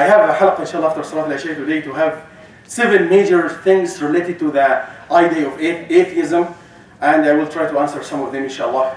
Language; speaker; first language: English; non-native, fluent; Arabic